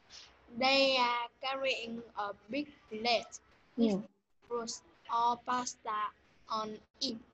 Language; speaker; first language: English; non-native, learner; Vietnamese